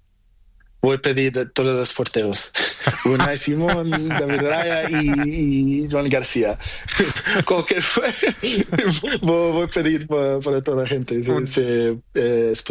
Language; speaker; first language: Spanish; non-native, learner; Portuguese